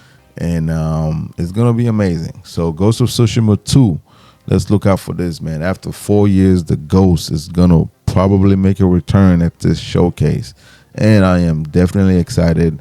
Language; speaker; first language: English; native; English